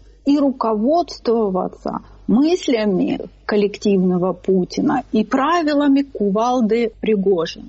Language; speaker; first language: Russian; native; Russian